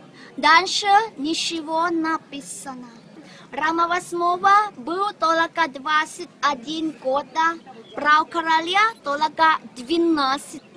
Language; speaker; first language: Russian; non-native, learner; Thai